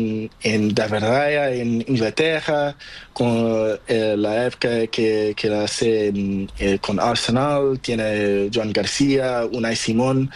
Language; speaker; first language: Spanish; non-native, learner; Portuguese